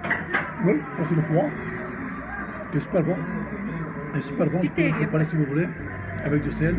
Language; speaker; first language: French; non-native, fluent; Bulgarian